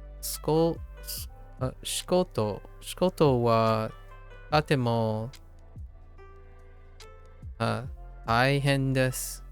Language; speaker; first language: Japanese; non-native, learner; English